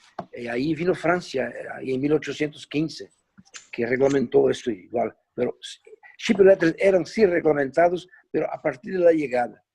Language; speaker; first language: Spanish; non-native, fluent; Portuguese